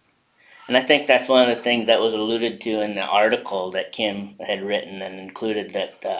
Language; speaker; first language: English; native; English